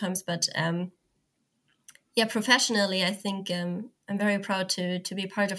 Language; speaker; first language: English; non-native, fluent; German